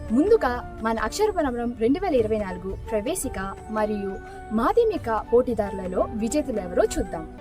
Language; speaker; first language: Telugu; early bilingual, heritage; Telugu